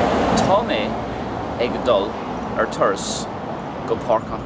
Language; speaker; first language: Irish; non-native, local second language; English